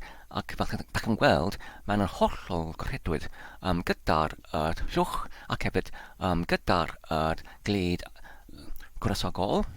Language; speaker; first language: Welsh; non-native, learner; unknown